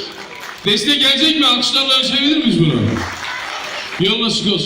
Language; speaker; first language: Turkish; native; Turkish